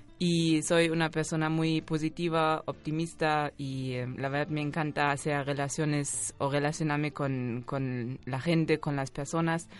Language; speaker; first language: Spanish; non-native, fluent; German